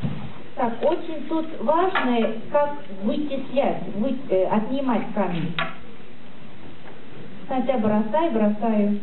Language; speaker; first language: Russian; non-native, fluent; Japanese